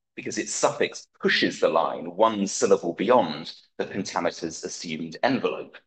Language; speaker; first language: English; native; English